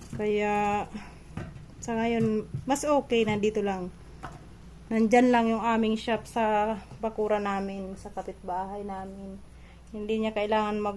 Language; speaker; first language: Filipino; non-native, local second language; Bikol